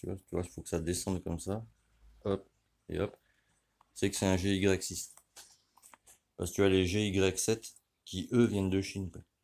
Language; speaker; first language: French; native; French